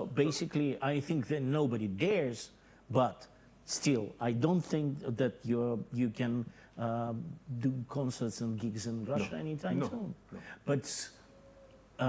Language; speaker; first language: English; non-native, fluent; Russian